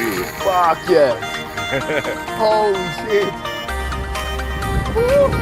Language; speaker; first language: English; native; English